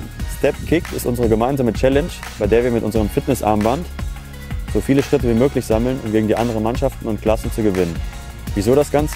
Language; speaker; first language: German; native; German